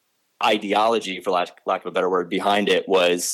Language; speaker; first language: English; native; English